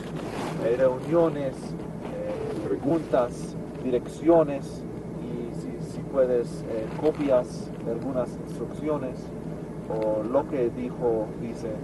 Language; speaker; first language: Spanish; non-native, fluent; English